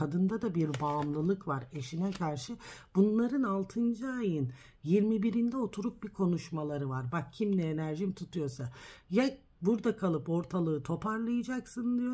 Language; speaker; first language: Turkish; early bilingual, heritage; Turkish